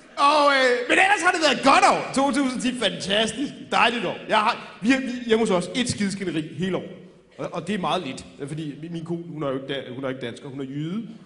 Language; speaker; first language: Danish; early bilingual, other home language; Arabic